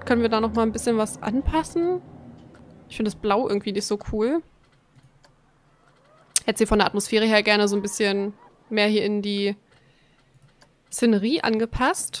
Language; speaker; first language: German; native; German